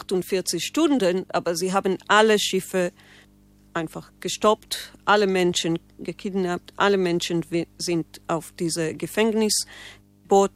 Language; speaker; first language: German; non-native, fluent; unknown